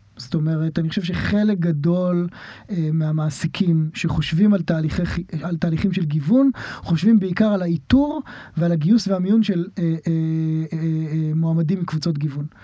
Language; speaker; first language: Hebrew; native; Hebrew